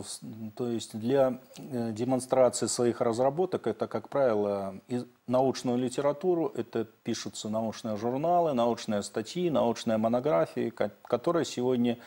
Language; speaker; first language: Russian; native; Russian